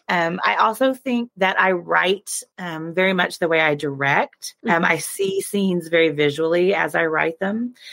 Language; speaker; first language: English; native; English